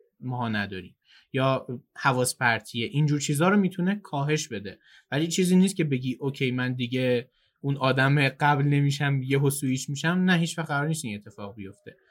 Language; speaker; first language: Persian; native; Persian